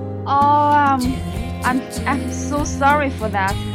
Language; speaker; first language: English; non-native, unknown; Chinese